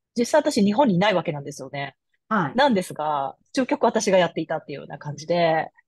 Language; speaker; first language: Japanese; native; Japanese